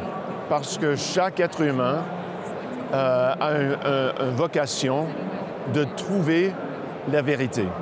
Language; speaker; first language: French; non-native, local second language; English